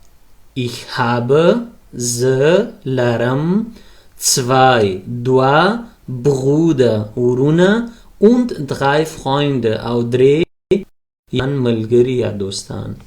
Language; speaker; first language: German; non-native, fluent; Pashto